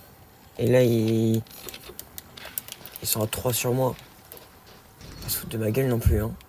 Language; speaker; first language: French; native; French